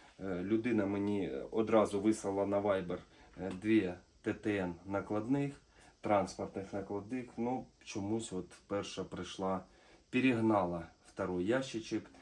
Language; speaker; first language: Ukrainian; non-native, local second language; Russian